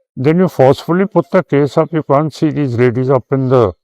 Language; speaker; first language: English; non-native, local second language; Punjabi